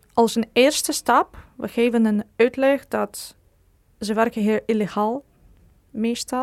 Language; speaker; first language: Dutch; non-native, fluent; Ukrainian